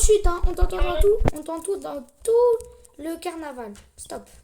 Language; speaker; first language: French; native; French